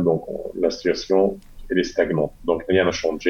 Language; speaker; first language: French; non-native, fluent; Arabic